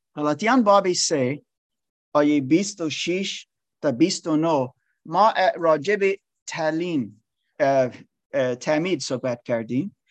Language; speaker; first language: Persian; non-native, learner; English